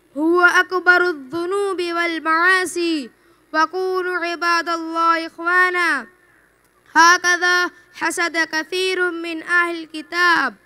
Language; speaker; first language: Arabic; non-native, learner; Urdu